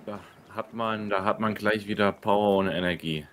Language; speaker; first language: German; native; German